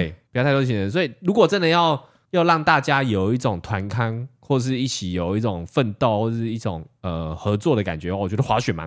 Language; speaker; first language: Chinese; native; Chinese